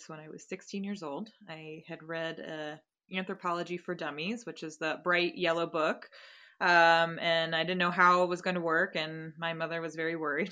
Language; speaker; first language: English; native; English